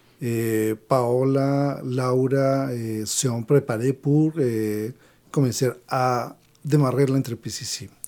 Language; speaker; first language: French; non-native, learner; Spanish